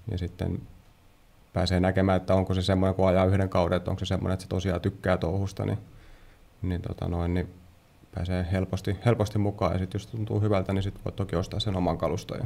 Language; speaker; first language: Finnish; native; Finnish